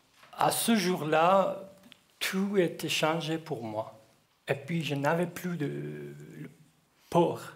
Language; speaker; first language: French; non-native, learner; Kurdish